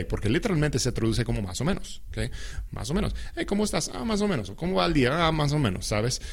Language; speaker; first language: Spanish; non-native, fluent; English